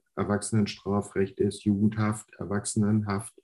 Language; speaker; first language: German; native; German